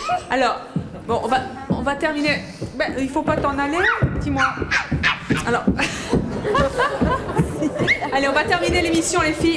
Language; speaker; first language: French; native; French